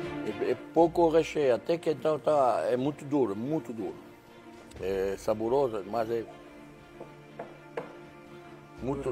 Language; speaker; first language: Portuguese; non-native, fluent; French